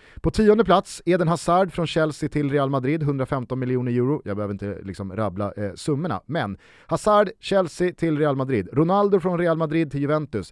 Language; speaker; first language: Swedish; native; Swedish